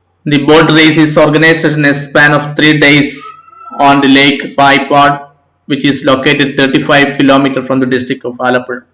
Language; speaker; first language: English; non-native, local second language; Malayalam